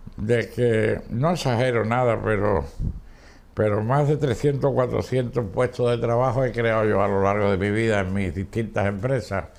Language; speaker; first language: Spanish; native; Spanish